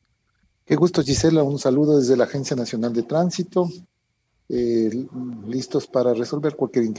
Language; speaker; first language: Spanish; native; Spanish